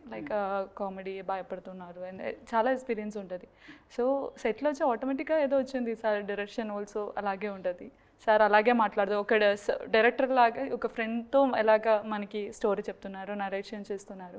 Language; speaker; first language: Telugu; non-native, learner; Malayalam